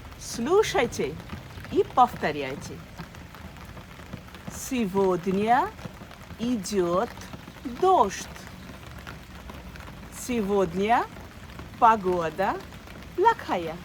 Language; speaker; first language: Russian; non-native, fluent; Bangla